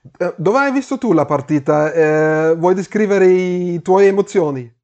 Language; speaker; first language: Italian; non-native, learner; German